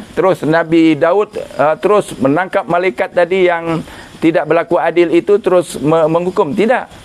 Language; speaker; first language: Malay; native; Malay